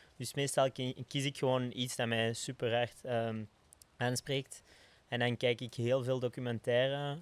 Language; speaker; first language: Dutch; non-native, local second language; French